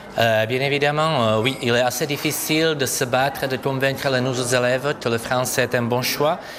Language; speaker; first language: French; non-native, fluent; Czech